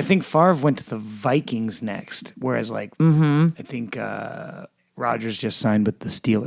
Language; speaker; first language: English; native; English